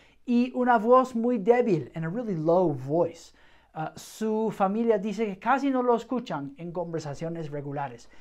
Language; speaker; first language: Spanish; non-native, fluent; English